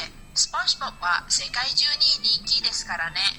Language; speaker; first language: Japanese; non-native, learner; Indonesian